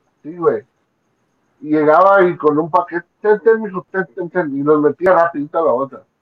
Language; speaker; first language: Spanish; early bilingual, other home language; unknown